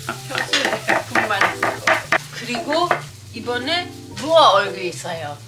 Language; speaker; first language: Korean; non-native, learner; German